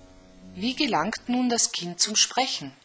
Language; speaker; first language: German; native; German